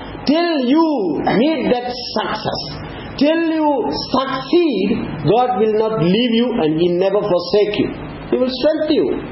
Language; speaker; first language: English; non-native, local second language; Tamil